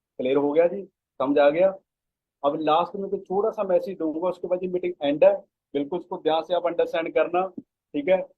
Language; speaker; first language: Hindi; native; Hindi